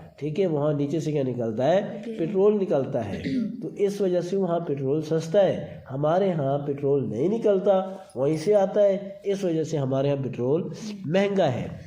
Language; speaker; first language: Urdu; non-native, local second language; Saraiki